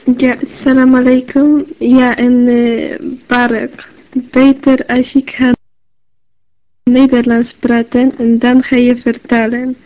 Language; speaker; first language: Dutch; non-native, learner; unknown